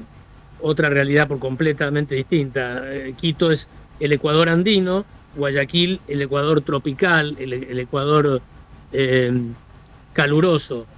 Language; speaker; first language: Spanish; native; Spanish